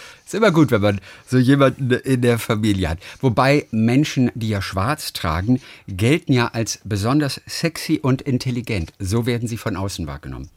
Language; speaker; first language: German; native; German